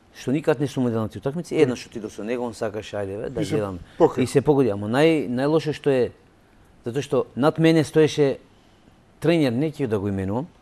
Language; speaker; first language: Macedonian; non-native, local second language; Albanian